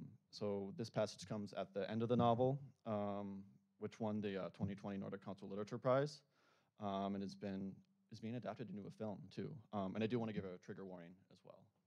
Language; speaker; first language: English; native; English